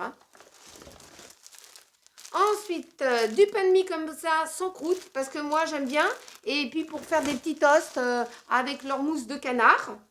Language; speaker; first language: French; native; French